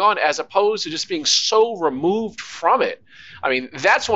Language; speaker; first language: English; native; English